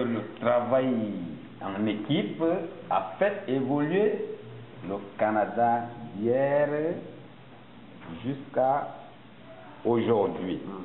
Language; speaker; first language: French; non-native, learner; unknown